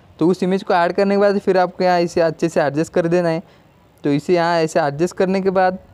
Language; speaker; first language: Hindi; non-native, local second language; Marathi